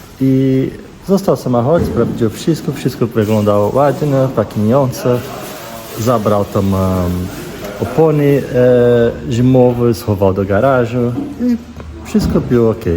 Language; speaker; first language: Polish; non-native, learner; Portuguese